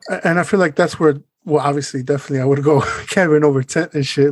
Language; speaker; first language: English; early bilingual, other home language; Spanish